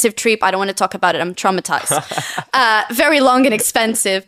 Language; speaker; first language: English; non-native, fluent; Portuguese